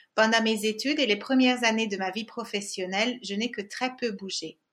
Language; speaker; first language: French; non-native, fluent; Hungarian